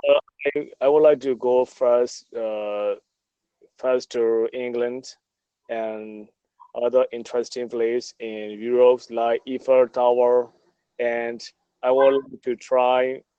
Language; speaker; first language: English; non-native, learner; Burmese